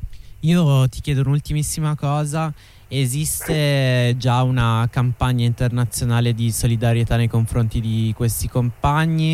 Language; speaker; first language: Italian; native; Italian